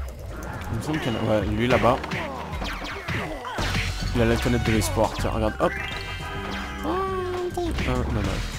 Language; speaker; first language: French; native; French